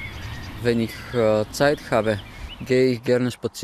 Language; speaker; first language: German; non-native, learner; Spanish